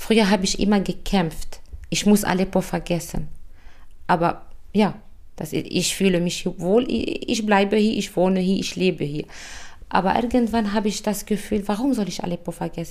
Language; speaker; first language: German; non-native, fluent; Arabic